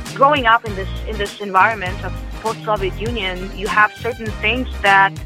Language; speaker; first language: English; non-native, fluent; Russian